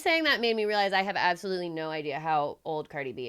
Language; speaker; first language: English; native; English